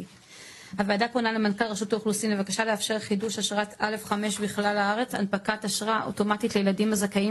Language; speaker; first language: Hebrew; native; Hebrew